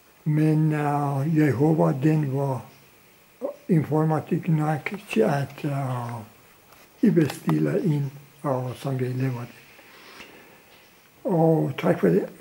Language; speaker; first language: Danish; non-native, local second language; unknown